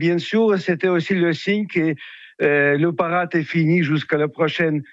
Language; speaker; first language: French; non-native, fluent; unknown